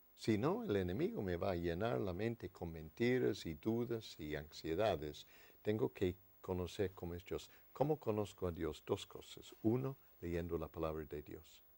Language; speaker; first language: Spanish; non-native, fluent; English